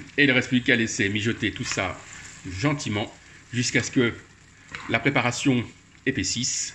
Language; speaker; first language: French; native; French